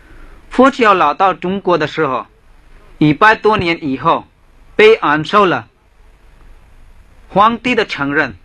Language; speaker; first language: Chinese; non-native, fluent; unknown